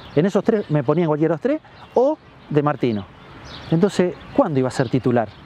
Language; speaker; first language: Spanish; native; Spanish